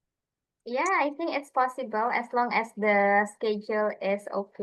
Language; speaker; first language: English; non-native, fluent; Indonesian